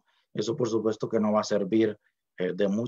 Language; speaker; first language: Spanish; native; Spanish